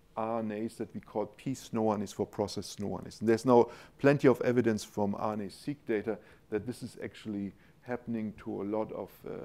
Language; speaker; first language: English; non-native, fluent; German